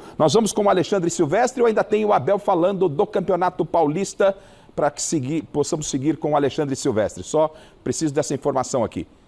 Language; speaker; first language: Portuguese; native; Portuguese